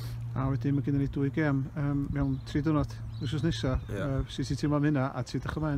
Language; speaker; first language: Welsh; native; Welsh